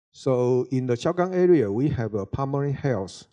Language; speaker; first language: English; non-native, learner; Chinese